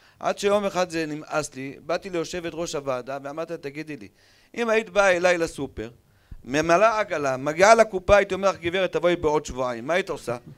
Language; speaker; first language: Hebrew; native; Hebrew